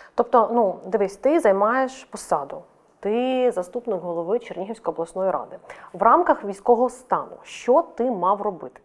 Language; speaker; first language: Ukrainian; native; Ukrainian